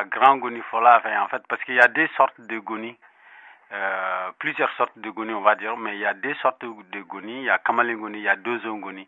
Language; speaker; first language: French; non-native, local second language; Bambara